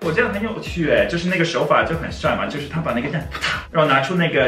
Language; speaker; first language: Chinese; non-native, fluent; English